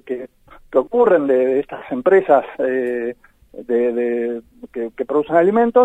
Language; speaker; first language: Spanish; native; Spanish